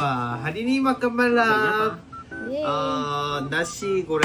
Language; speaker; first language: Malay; non-native, learner; Korean